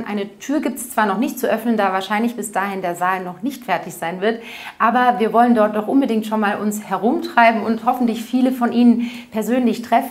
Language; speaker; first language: German; native; German